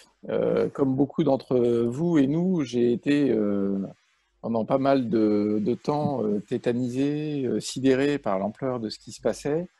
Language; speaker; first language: French; native; French